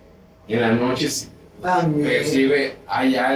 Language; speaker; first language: Spanish; native; Spanish